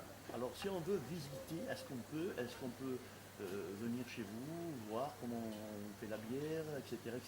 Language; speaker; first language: French; native; French